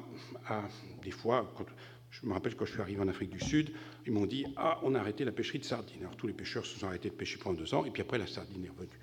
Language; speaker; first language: French; native; French